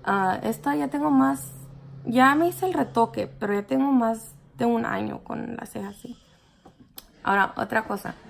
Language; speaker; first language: Spanish; early bilingual, other home language; English